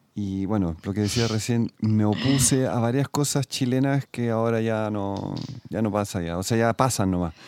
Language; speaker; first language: Spanish; native; Spanish